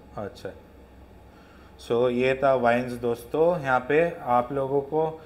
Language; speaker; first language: Hindi; non-native, local second language; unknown